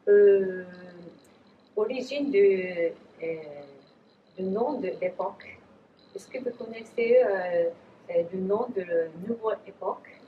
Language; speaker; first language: French; non-native, learner; Japanese